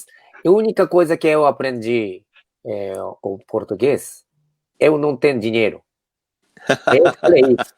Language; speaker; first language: Portuguese; non-native, fluent; Japanese